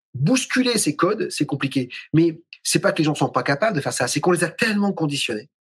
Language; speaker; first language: French; native; French